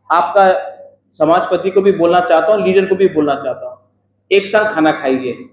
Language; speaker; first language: Hindi; non-native, local second language; Kok Borok